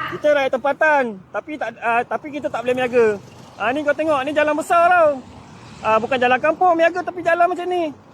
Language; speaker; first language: Malay; native; Malay